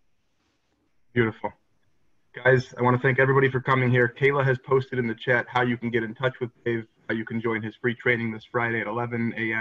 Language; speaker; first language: English; native; English